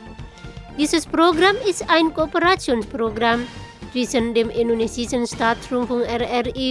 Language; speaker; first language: German; non-native, fluent; Indonesian